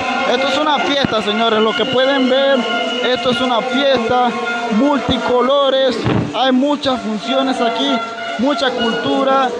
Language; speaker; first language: Spanish; non-native, local second language; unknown